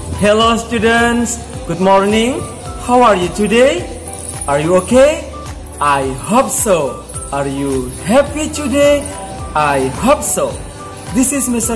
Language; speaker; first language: English; non-native, fluent; Indonesian